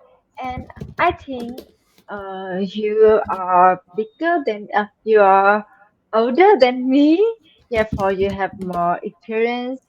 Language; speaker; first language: English; non-native, learner; Vietnamese